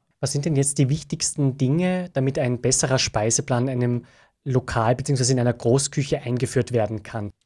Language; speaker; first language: German; native; German